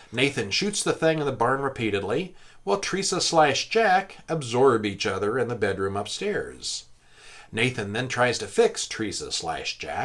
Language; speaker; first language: English; native; English